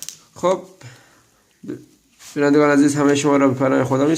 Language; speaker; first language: Persian; native; Persian